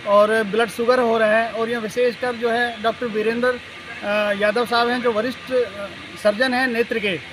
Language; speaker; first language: Hindi; native; Hindi